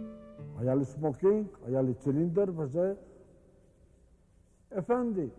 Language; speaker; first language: Hebrew; non-native, fluent; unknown